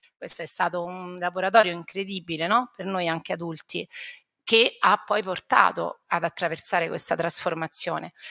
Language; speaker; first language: Italian; native; Italian